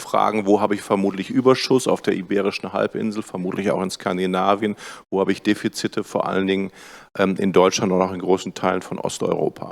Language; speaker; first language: German; native; German